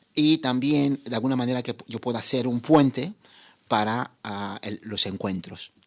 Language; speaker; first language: Spanish; non-native, fluent; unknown